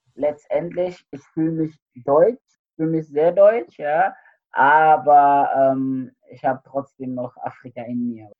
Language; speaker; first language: German; non-native, fluent; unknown